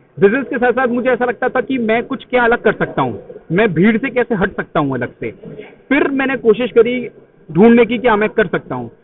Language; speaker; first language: Hindi; native; Hindi